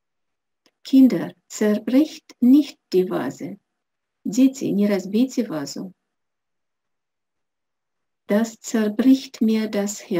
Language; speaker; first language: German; non-native, fluent; Russian